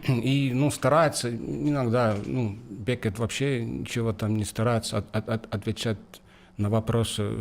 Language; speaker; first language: Russian; non-native, fluent; Estonian